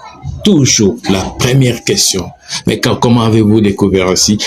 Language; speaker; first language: French; non-native, local second language; Luba-Lulua